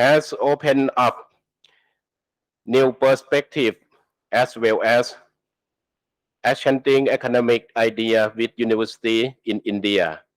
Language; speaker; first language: English; non-native, learner; Thai